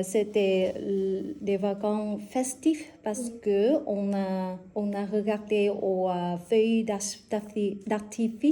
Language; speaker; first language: French; non-native, learner; Vietnamese